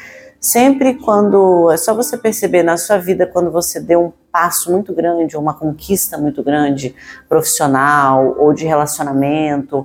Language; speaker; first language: Portuguese; native; Portuguese